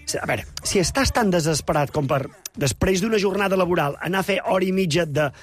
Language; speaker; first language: Catalan; native; Catalan